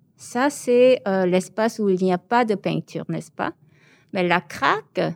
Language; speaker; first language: French; early bilingual, other home language; Korean